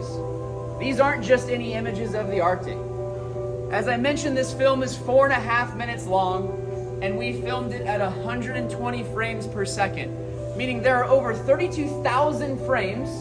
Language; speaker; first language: English; native; English